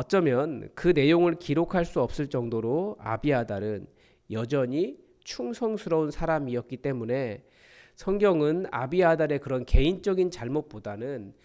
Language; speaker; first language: Korean; native; Korean